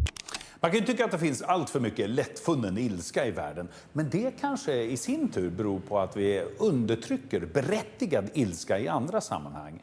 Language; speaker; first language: Swedish; native; Swedish